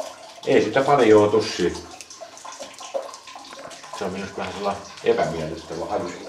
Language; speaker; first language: Finnish; native; Finnish